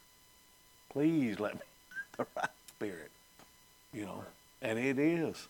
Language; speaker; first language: English; native; English